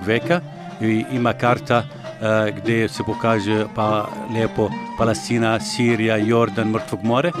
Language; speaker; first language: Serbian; non-native, learner; Arabic